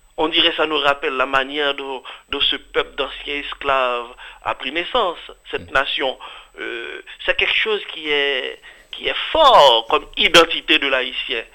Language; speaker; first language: French; non-native, local second language; Haitian Creole